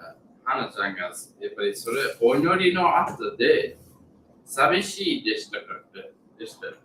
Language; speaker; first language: Japanese; non-native, learner; English